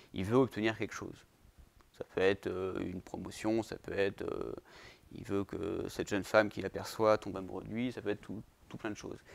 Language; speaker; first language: French; native; French